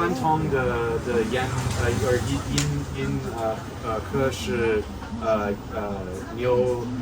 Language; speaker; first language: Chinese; non-native, learner; English